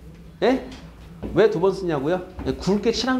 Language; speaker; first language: Korean; native; Korean